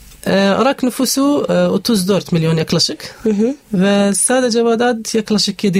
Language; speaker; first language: Turkish; non-native, learner; Arabic